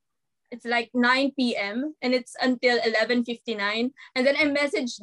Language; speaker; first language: English; non-native, local second language; Filipino